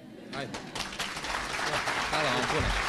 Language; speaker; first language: Croatian; native; Croatian